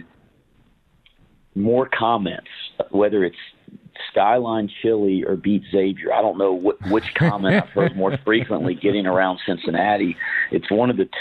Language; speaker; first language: English; native; English